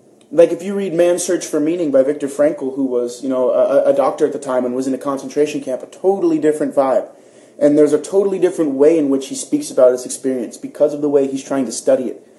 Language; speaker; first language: English; early bilingual, other home language; Spanish